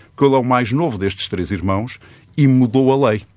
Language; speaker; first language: Portuguese; native; Portuguese